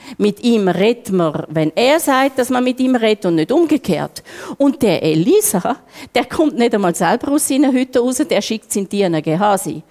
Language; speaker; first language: German; native; German